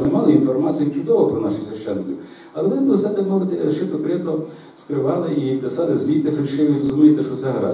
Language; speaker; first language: Ukrainian; native; Ukrainian